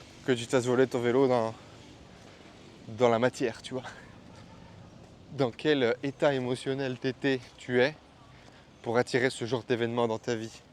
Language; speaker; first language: French; native; French